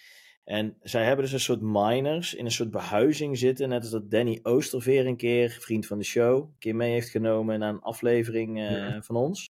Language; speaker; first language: Dutch; native; Dutch